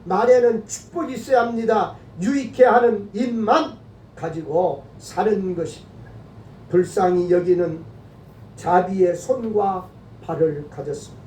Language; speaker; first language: Korean; native; Korean